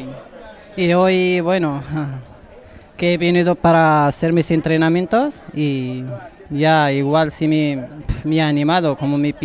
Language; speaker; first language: Spanish; non-native, learner; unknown